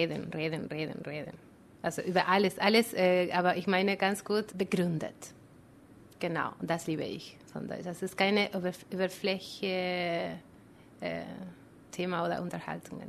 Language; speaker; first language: German; non-native, fluent; Spanish